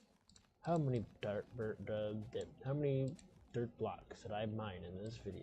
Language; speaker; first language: English; native; English